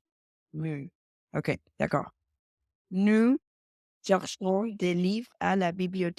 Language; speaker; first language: French; non-native, learner; English